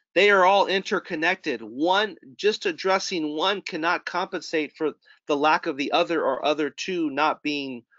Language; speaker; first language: English; native; English